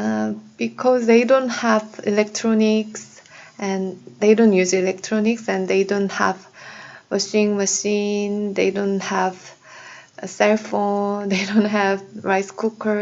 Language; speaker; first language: English; non-native, learner; Korean